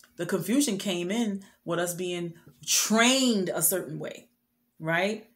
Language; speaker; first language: English; native; English